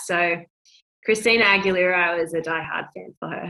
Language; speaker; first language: English; native; English